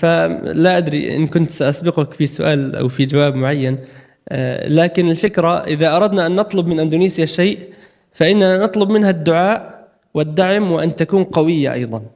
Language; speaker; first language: Arabic; native; Arabic